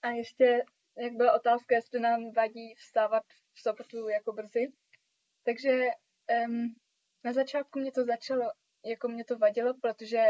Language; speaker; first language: Czech; early bilingual, heritage; Czech